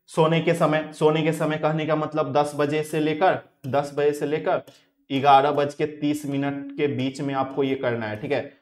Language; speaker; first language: Hindi; native; Hindi